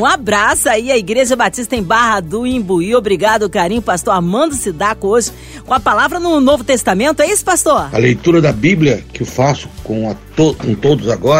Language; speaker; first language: Portuguese; native; Portuguese